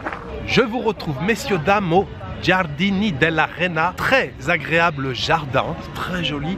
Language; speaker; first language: French; native; French